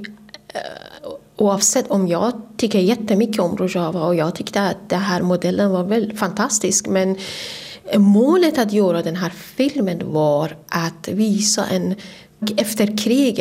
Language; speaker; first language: Swedish; non-native, fluent; Persian